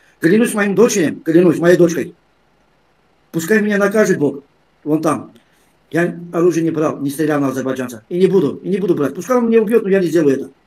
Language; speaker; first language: Russian; non-native, local second language; Armenian